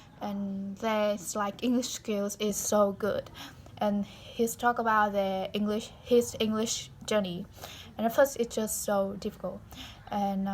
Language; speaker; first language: English; non-native, learner; Vietnamese